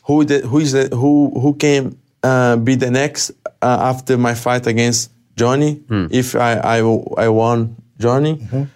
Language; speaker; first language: English; non-native, learner; Portuguese